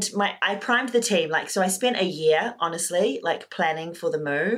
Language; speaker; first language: English; native; English